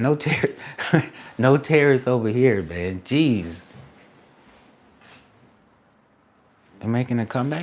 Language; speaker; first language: English; native; English